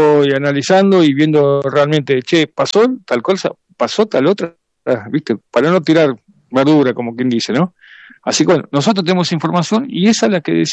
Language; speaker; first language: Spanish; native; Spanish